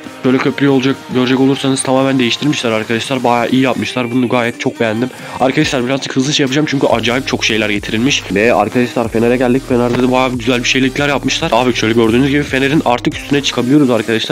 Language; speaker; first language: Turkish; native; Turkish